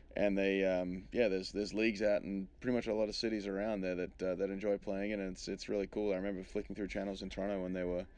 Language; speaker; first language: English; native; English